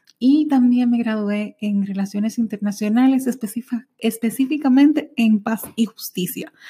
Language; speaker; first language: Spanish; early bilingual, heritage; Spanish